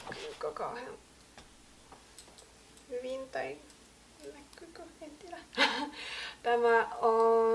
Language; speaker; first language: Finnish; native; Finnish